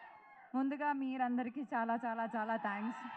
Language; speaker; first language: Telugu; non-native, fluent; Malayalam